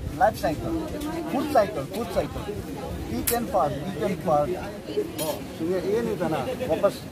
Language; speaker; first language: Hindi; non-native, local second language; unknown